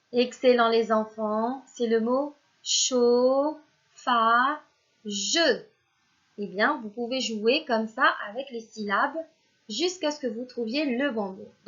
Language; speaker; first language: French; non-native, local second language; Arabic